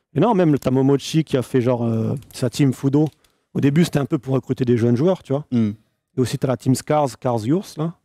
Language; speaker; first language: French; native; French